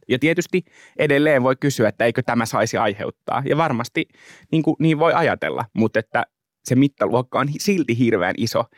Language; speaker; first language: Finnish; native; Finnish